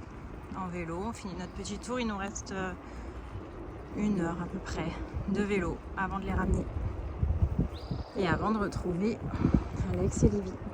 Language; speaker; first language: French; native; French